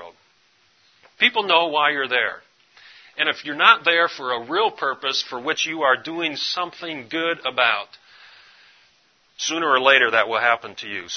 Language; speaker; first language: English; native; English